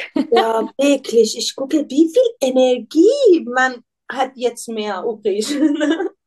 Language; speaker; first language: German; non-native, learner; Persian